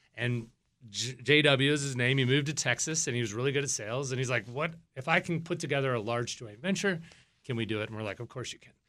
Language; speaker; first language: English; native; English